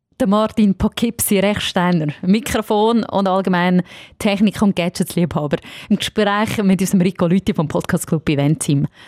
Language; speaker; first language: German; native; German